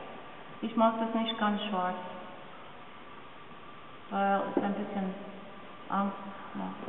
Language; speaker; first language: German; non-native, learner; English